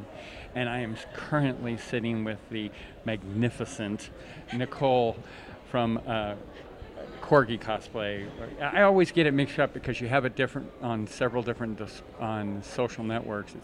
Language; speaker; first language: English; native; English